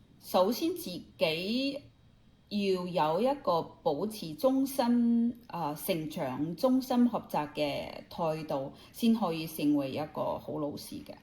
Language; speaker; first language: Cantonese; non-native, local second language; Chinese